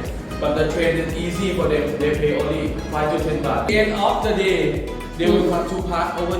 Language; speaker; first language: English; non-native, fluent; Thai